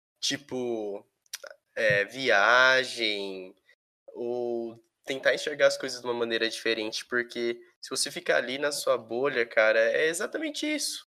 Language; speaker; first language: Portuguese; native; Portuguese